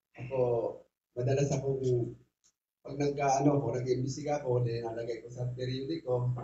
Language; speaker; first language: Filipino; non-native, local second language; Bikol